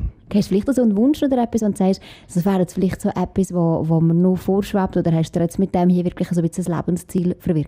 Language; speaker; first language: German; native; German